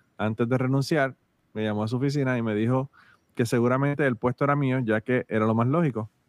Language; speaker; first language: Spanish; native; Spanish